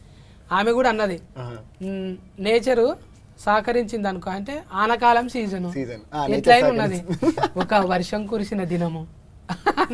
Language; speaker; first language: Telugu; native; Telugu